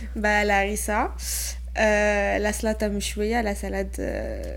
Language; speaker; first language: French; non-native, local second language; Arabic